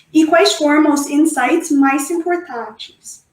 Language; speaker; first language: Portuguese; non-native, fluent; English